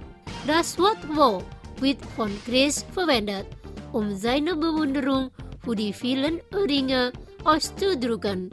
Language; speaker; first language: German; non-native, fluent; Indonesian